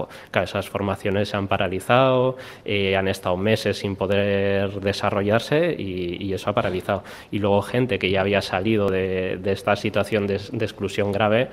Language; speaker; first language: Spanish; native; Spanish